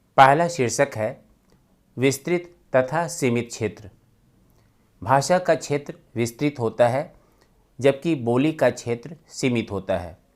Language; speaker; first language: Hindi; native; Hindi